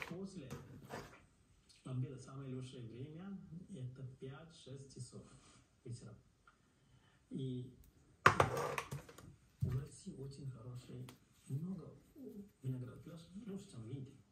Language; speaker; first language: Russian; non-native, learner; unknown